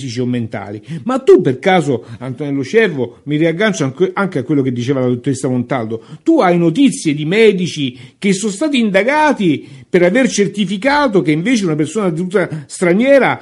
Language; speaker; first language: Italian; native; Italian